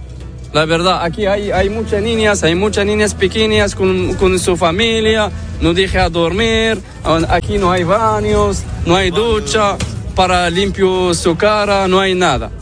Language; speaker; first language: Spanish; non-native, learner; Arabic